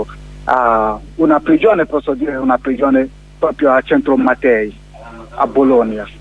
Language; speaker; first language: Italian; non-native, learner; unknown